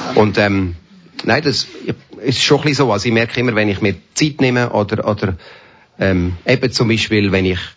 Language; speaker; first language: German; native; German